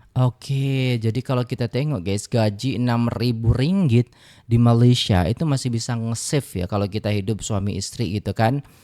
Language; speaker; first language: Indonesian; native; Indonesian